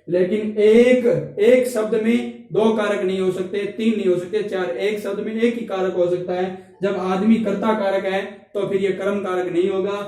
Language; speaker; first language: Hindi; native; Hindi